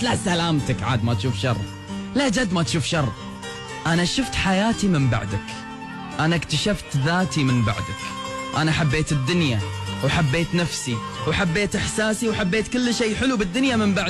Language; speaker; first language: Arabic; native; Arabic